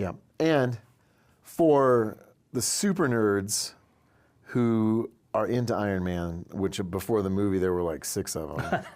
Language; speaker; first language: English; native; English